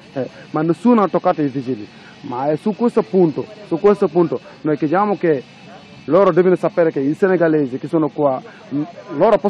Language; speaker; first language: Italian; non-native, local second language; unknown